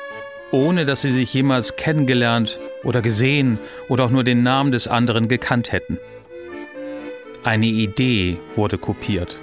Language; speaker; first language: German; native; German